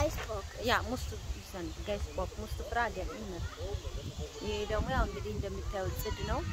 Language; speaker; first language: German; non-native, learner; Amharic